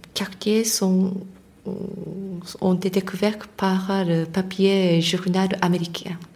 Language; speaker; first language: French; non-native, fluent; Japanese